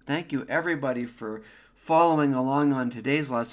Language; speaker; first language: English; native; English